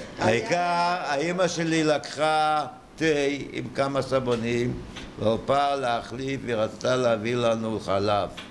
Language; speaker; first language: Hebrew; early bilingual, other home language; Yiddish